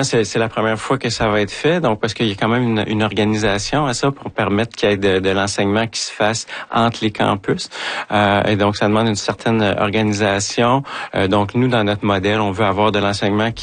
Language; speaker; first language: French; native; French